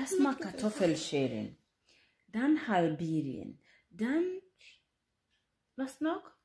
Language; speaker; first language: German; non-native, fluent; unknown